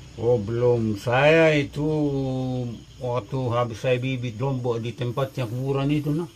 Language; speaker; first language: Indonesian; non-native, local second language; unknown